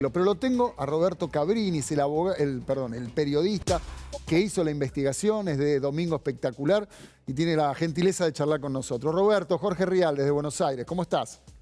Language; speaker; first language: Spanish; native; Spanish